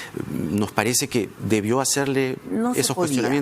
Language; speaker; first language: Spanish; native; Spanish